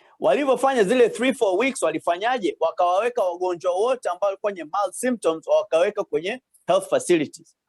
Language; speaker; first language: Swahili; native; Swahili